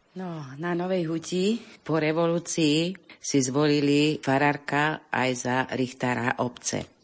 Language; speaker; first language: Slovak; early bilingual, heritage; Slovak